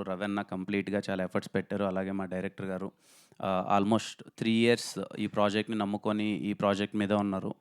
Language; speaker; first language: Telugu; native; Telugu